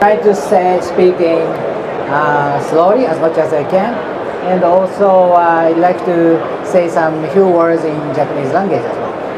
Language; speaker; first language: English; non-native, fluent; Japanese